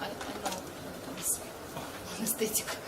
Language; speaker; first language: English; non-native, learner; Russian